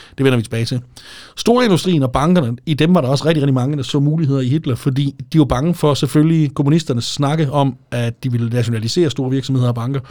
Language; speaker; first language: Danish; native; Danish